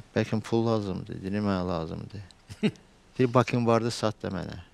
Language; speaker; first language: Azerbaijani; native; Azerbaijani